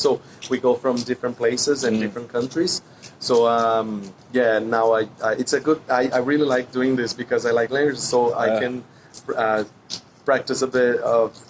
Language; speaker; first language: English; non-native, fluent; Portuguese